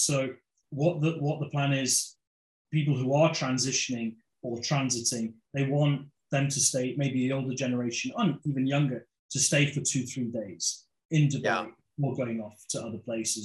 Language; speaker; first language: English; native; English